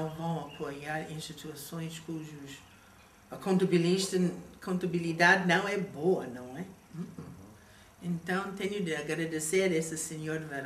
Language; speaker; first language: Portuguese; non-native, fluent; English